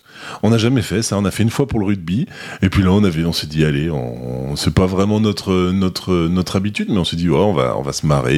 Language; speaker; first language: French; native; French